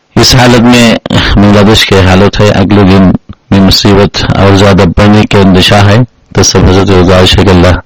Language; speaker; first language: Urdu; non-native, fluent; Bangla